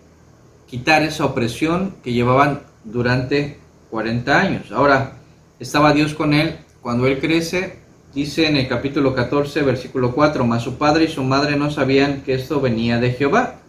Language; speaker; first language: Spanish; native; Spanish